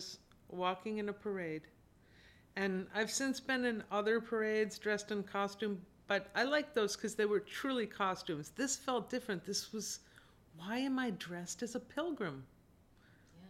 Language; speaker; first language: English; native; English